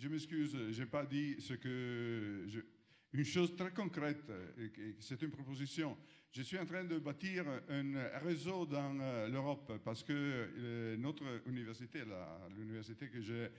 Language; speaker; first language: French; non-native, fluent; Italian